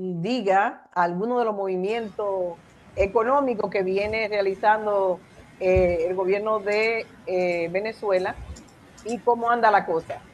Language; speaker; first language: Spanish; native; Spanish